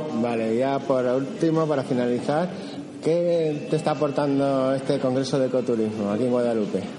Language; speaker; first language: Spanish; native; Spanish